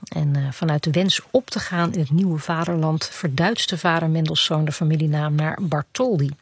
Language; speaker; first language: Dutch; native; Dutch